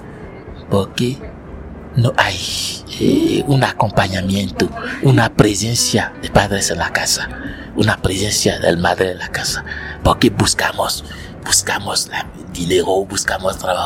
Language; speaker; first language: Spanish; non-native, learner; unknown